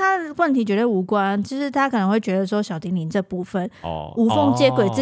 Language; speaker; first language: Chinese; native; Chinese